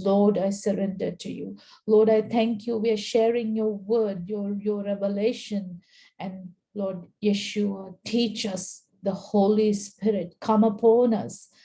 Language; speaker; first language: English; non-native, local second language; Sinhala